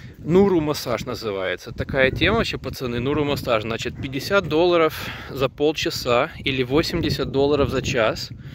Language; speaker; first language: Russian; native; Russian